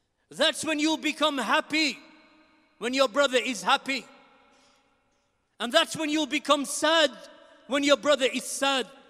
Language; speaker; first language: English; native; English